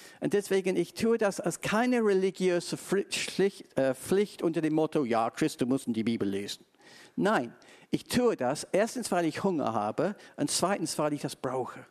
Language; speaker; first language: German; non-native, fluent; English